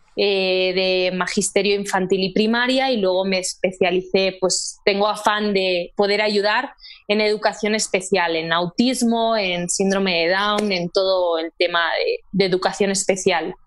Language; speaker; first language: Spanish; native; Spanish